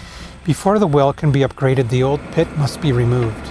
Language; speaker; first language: English; native; English